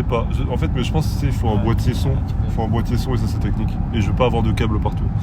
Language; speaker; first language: French; native; French